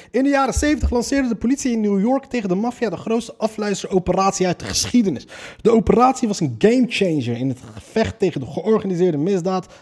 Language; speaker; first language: Dutch; native; Dutch